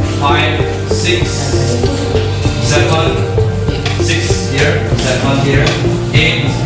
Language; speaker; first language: English; non-native, fluent; Indonesian